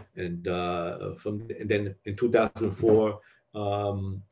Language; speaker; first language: English; native; English